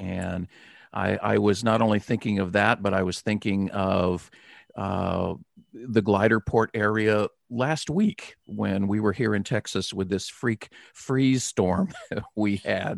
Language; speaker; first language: English; native; English